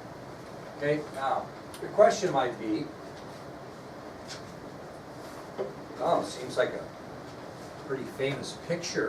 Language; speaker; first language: English; native; English